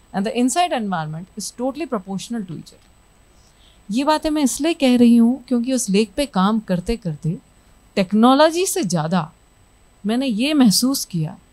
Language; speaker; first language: Hindi; native; Hindi